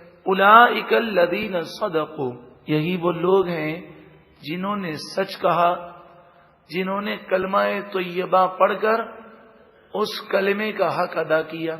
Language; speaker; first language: Urdu; native; Urdu